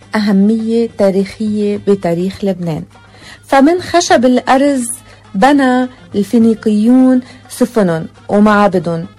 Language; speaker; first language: Arabic; native; Arabic